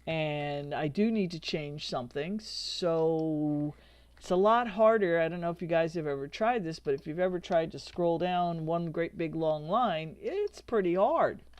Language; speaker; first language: English; native; English